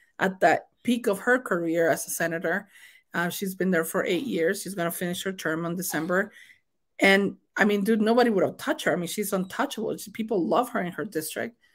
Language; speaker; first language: English; non-native, fluent; Spanish